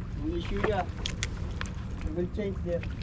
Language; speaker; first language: English; non-native, learner; Filipino